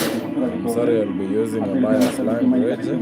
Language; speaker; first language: English; non-native, local second language; Swahili